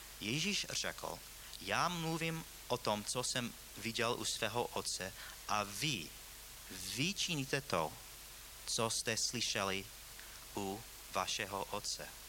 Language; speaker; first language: Czech; non-native, fluent; English